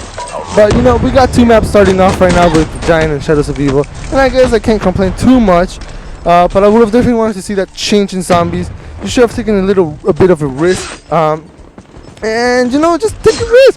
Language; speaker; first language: English; native; English